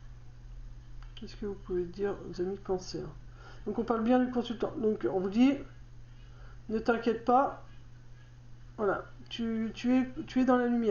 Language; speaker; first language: French; native; French